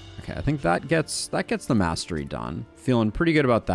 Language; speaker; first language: English; native; English